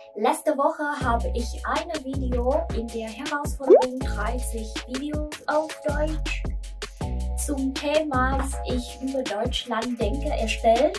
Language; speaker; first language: German; non-native, learner; Vietnamese